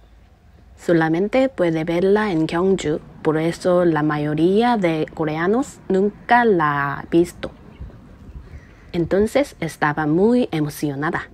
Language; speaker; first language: Spanish; non-native, learner; Korean